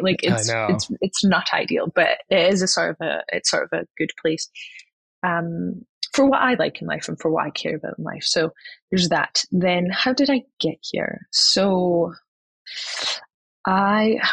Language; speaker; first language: English; native; English